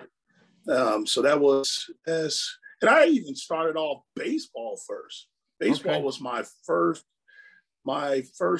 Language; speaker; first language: English; native; English